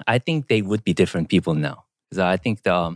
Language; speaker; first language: English; non-native, fluent; Korean